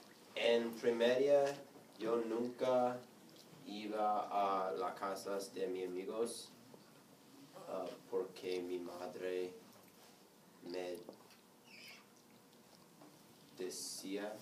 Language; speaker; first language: Spanish; non-native, learner; English